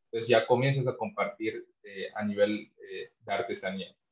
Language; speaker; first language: Spanish; non-native, local second language; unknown